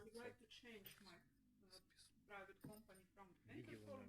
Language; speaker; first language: English; non-native, learner; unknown